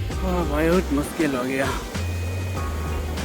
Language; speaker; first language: Hindi; non-native, local second language; Kannada